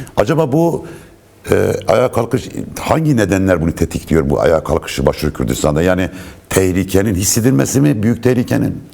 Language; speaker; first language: Turkish; non-native, local second language; Kurdish